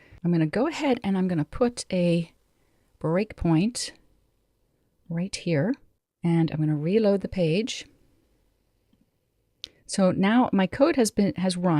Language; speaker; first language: English; native; English